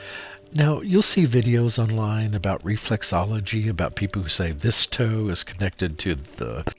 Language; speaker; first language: English; native; English